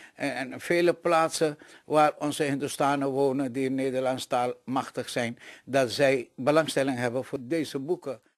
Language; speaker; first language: Dutch; non-native, local second language; Caribbean Hindustani